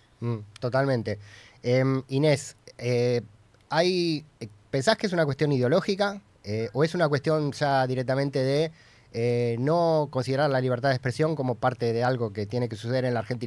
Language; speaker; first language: Spanish; native; Spanish